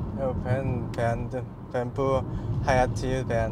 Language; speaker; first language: Turkish; non-native, learner; Korean